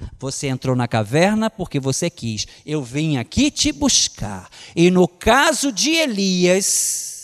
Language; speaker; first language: Portuguese; native; Portuguese